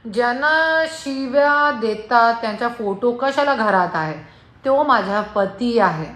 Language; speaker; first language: Marathi; non-native, local second language; Hindi